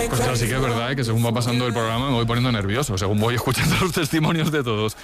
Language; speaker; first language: Spanish; native; Spanish